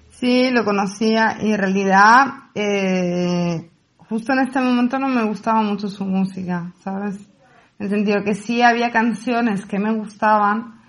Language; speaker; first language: Spanish; non-native, fluent; Italian